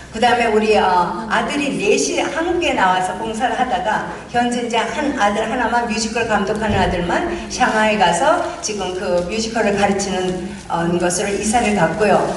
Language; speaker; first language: Korean; native; Korean